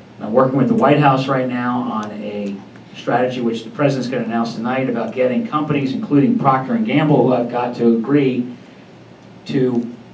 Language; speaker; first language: English; native; English